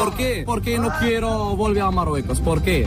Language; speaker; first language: Spanish; non-native, learner; Arabic